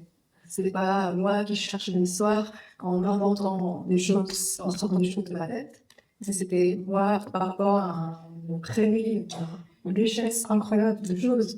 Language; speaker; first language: French; non-native, fluent; Vietnamese